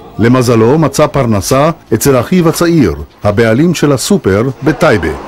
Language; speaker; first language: Hebrew; native; Hebrew